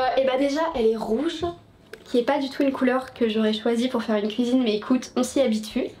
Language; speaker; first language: French; early bilingual, other home language; Vietnamese